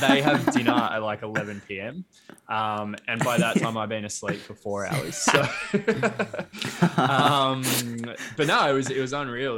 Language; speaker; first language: English; native; English